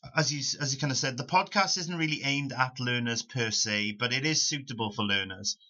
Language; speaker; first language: English; native; English